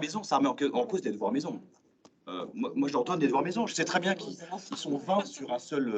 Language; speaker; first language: French; native; French